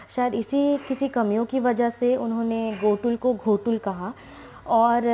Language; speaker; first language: Hindi; native; Hindi